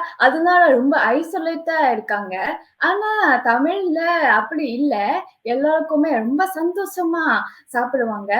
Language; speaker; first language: Tamil; non-native, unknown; Japanese